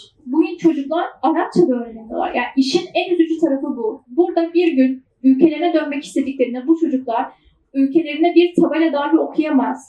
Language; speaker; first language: Turkish; native; Turkish